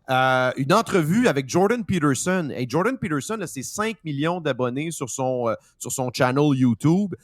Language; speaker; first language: French; native; French